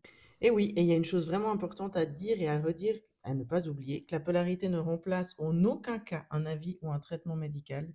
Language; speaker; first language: French; native; French